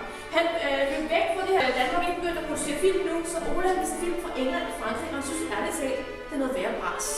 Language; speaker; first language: Danish; native; Danish